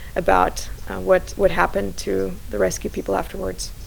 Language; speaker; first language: English; non-native, fluent; Slovak